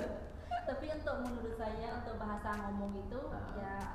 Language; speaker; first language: Indonesian; non-native, fluent; Khmer